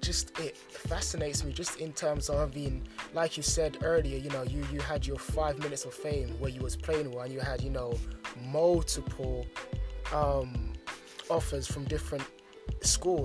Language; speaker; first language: English; native; English